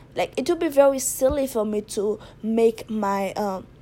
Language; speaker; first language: English; non-native, fluent; Haitian Creole